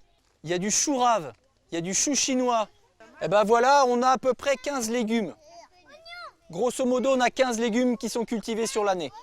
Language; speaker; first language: French; native; French